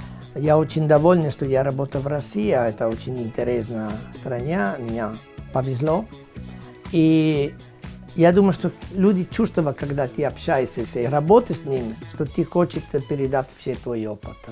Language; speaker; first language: Russian; non-native, learner; Italian